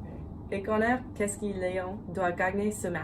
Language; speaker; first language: French; non-native, learner; English